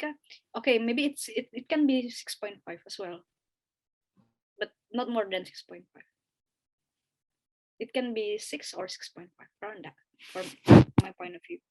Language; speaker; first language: English; non-native, fluent; Indonesian